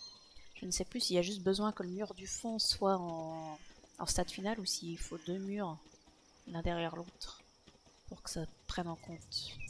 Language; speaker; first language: French; native; French